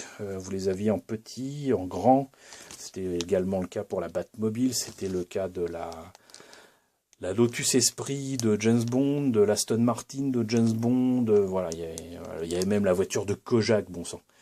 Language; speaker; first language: French; native; French